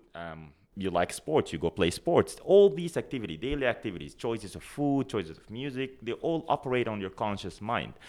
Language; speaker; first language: English; non-native, fluent; Arabic